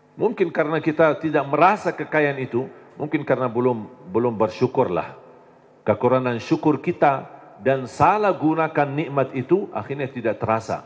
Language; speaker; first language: Indonesian; non-native, fluent; Arabic